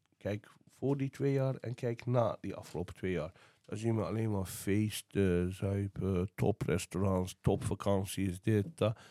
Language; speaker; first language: Dutch; non-native, fluent; Azerbaijani